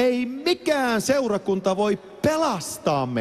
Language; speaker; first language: Finnish; native; Finnish